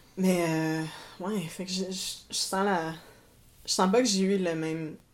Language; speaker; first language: French; native; French